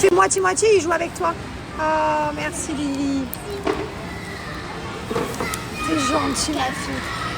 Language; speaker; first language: French; native; French